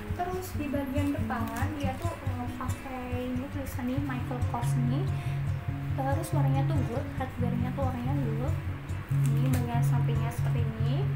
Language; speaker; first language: Indonesian; non-native, local second language; Javanese